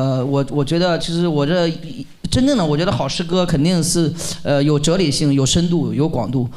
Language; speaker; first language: Chinese; native; Chinese